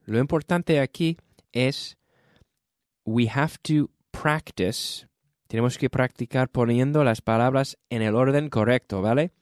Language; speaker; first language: Spanish; non-native, fluent; English